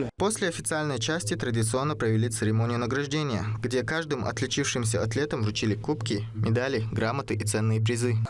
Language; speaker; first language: Russian; non-native, local second language; Chechen